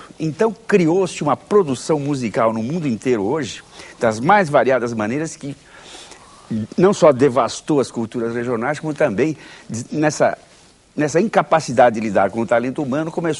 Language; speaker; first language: Portuguese; native; Portuguese